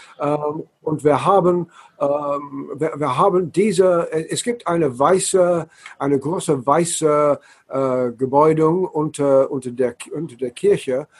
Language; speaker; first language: German; non-native, learner; English